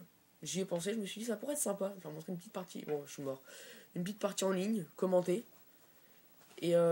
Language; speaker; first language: French; native; French